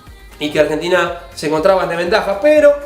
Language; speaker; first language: Spanish; native; Spanish